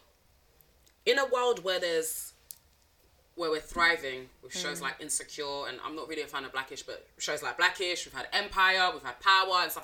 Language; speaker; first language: English; non-native, local second language; French